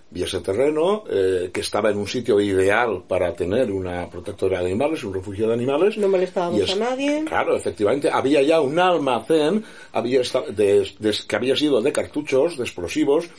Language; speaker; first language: Spanish; native; Spanish